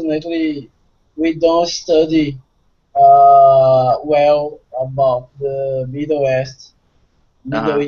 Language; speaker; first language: English; non-native, fluent; Portuguese